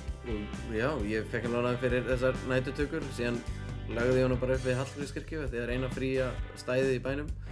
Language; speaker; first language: Icelandic; native; Icelandic